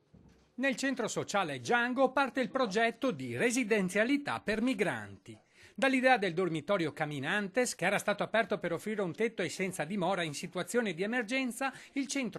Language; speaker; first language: Italian; native; Italian